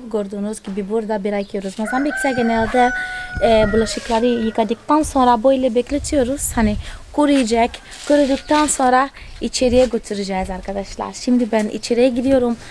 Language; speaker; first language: Turkish; non-native, fluent; Portuguese